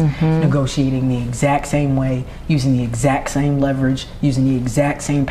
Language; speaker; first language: English; native; English